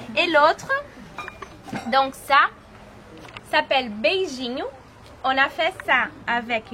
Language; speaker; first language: French; non-native, learner; Portuguese